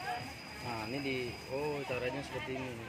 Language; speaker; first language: Indonesian; native; Indonesian